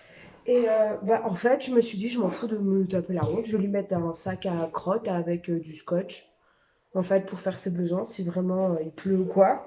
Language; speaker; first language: French; native; French